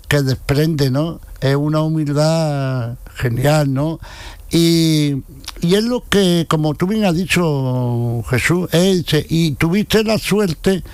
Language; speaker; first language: Spanish; native; Spanish